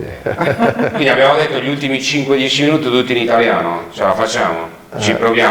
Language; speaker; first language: Italian; native; Italian